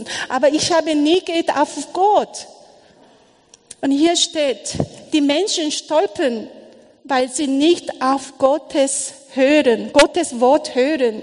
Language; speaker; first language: German; non-native, learner; Korean